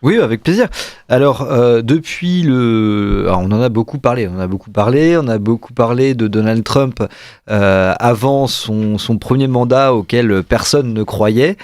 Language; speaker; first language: French; native; French